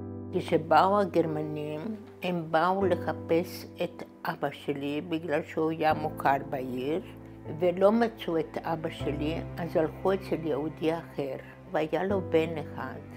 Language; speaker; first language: Hebrew; non-native, fluent; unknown